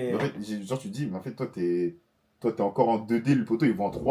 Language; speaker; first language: French; native; French